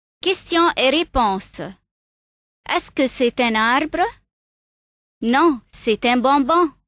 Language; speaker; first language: French; non-native, fluent; Arabic